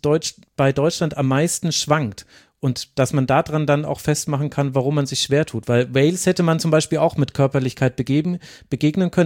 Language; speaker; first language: German; native; German